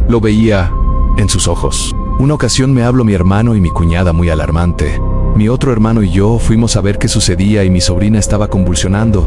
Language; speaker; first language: Spanish; native; Spanish